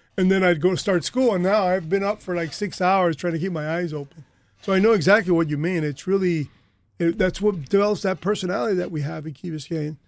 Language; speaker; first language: English; native; English